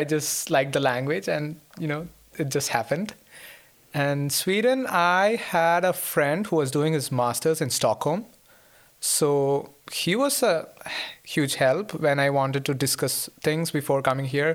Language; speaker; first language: English; non-native, local second language; Malayalam